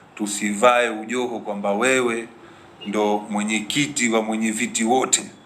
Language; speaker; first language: Swahili; native; Swahili